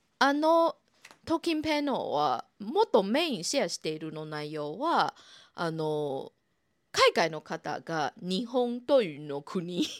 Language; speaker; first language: Japanese; non-native, fluent; Chinese